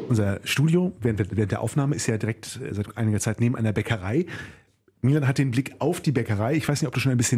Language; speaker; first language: German; native; German